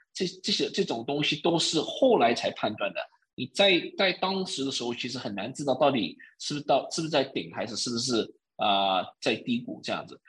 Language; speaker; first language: Chinese; early bilingual, heritage; Chinese